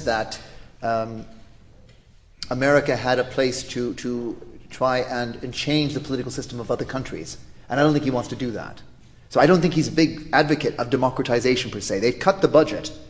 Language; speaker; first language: English; native; English